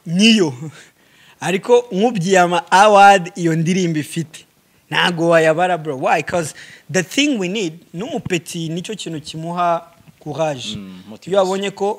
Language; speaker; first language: Kinyarwanda; early bilingual, heritage; Kinyarwanda